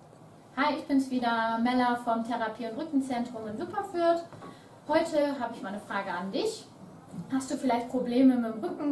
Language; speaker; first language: German; native; German